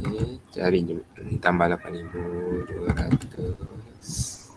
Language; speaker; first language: Malay; native; Malay